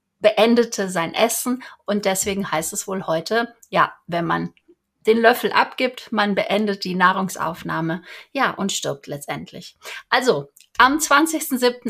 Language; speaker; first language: German; native; German